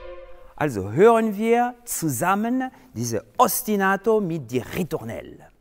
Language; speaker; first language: German; non-native, fluent; French